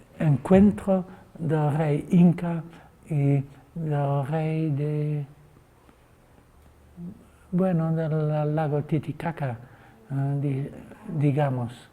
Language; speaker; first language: Spanish; non-native, fluent; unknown